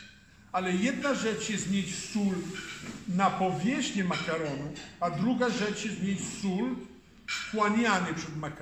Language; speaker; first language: Polish; non-native, fluent; Italian